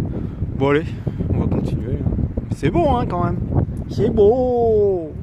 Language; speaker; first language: French; native; French